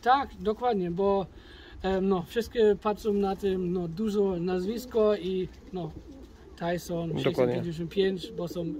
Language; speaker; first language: Polish; early bilingual, heritage; German